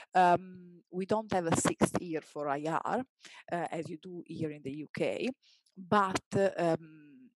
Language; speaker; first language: English; non-native, fluent; Italian